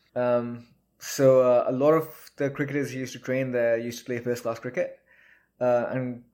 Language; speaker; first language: English; non-native, local second language; Urdu